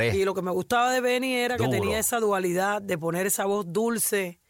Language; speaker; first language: Spanish; native; Spanish